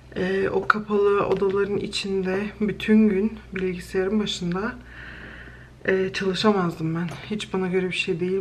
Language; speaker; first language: Turkish; early bilingual, heritage; Turkish